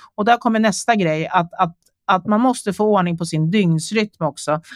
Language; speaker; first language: Swedish; native; Swedish